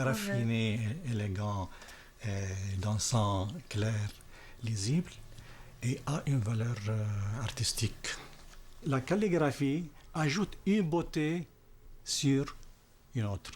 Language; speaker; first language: French; non-native, fluent; Arabic